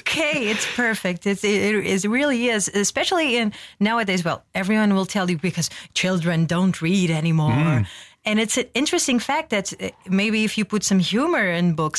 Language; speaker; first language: English; non-native, fluent; Portuguese